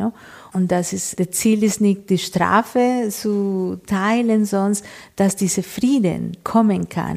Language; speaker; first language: German; non-native, fluent; Spanish